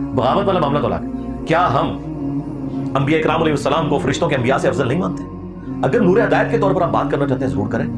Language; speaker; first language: Urdu; native; Urdu